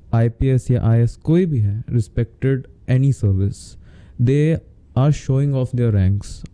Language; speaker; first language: Hindi; native; Hindi